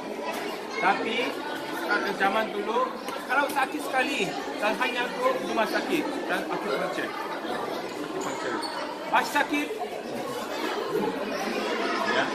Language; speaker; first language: Indonesian; non-native, learner; Korean